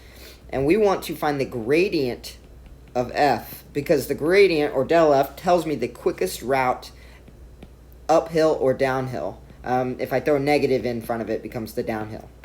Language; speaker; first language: English; native; English